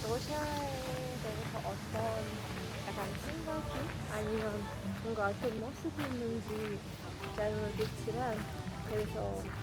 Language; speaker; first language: Korean; non-native, learner; Russian